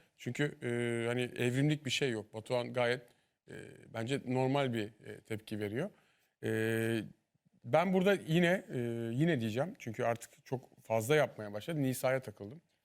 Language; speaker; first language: Turkish; native; Turkish